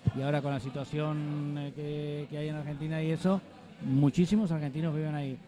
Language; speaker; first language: Spanish; native; Spanish